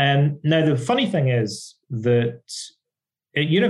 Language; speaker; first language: English; native; English